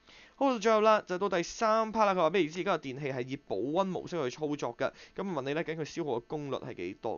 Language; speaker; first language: Cantonese; native; Cantonese